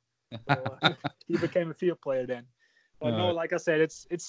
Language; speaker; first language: English; non-native, fluent; German